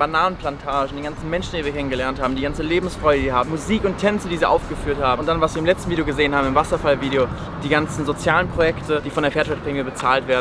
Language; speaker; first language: German; native; German